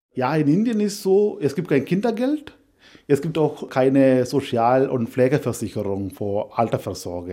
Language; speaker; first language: German; non-native, fluent; Malayalam